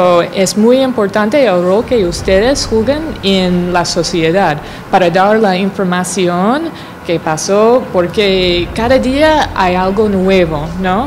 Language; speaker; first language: Spanish; non-native, fluent; English